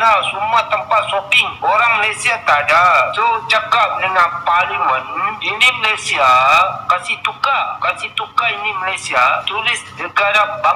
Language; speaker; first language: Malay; non-native, local second language; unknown